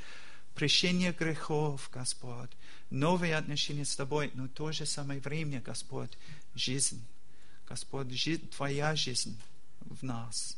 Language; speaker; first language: Russian; non-native, learner; English